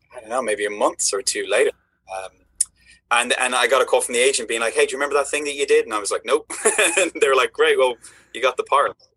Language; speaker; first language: English; native; English